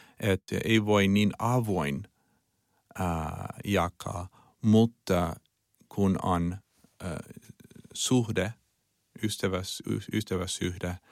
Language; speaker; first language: Finnish; non-native, learner; Chinese